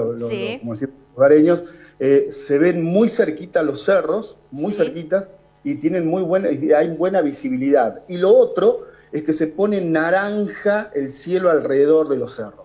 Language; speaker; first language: Spanish; native; Spanish